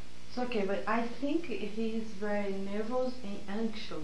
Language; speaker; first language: English; non-native, learner; Portuguese